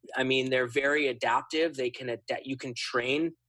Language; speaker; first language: English; native; English